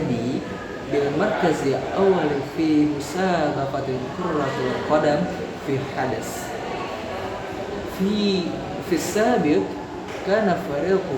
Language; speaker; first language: Arabic; non-native, learner; Indonesian